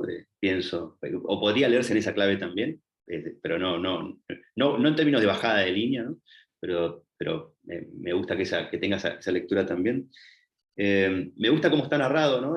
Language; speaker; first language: Spanish; native; Spanish